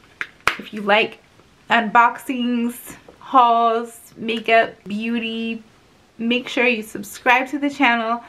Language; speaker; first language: English; native; English